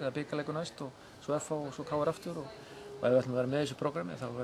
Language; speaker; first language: Icelandic; native; Icelandic